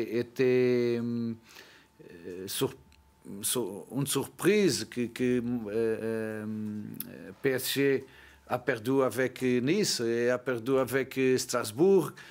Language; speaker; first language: French; non-native, learner; Portuguese